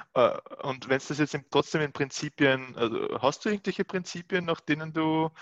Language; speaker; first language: German; native; German